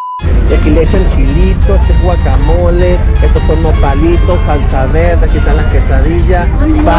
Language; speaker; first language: Spanish; native; Spanish